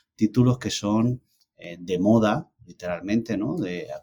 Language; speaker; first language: Spanish; native; Spanish